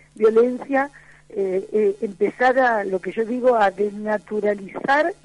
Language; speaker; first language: Spanish; native; Spanish